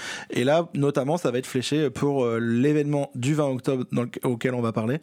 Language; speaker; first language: French; native; French